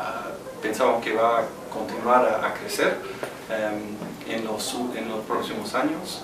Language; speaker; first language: Spanish; non-native, fluent; English